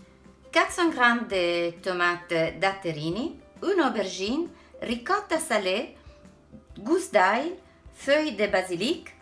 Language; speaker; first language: French; non-native, fluent; Italian